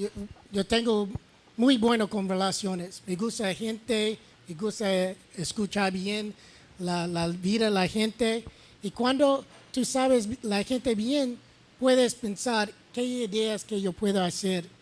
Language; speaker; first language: Spanish; non-native, learner; English